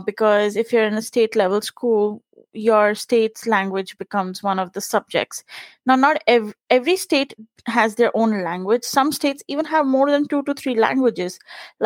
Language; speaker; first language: English; non-native, local second language; Punjabi